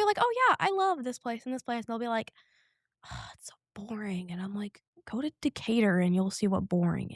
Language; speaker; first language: English; native; English